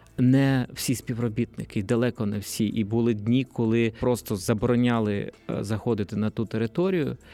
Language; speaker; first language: Ukrainian; native; Ukrainian